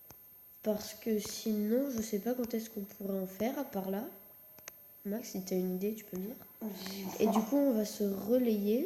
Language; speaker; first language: French; native; French